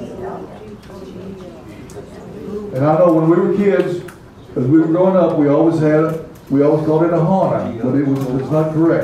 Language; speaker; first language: English; native; English